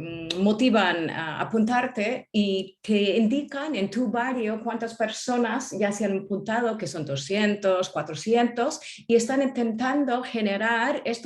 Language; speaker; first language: Spanish; non-native, fluent; English